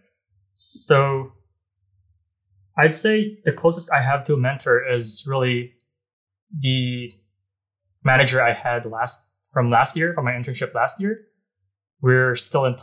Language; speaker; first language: English; non-native, local second language; Filipino